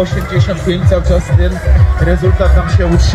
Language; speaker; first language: Polish; native; Polish